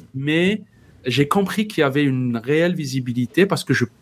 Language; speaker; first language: French; non-native, local second language; Berber languages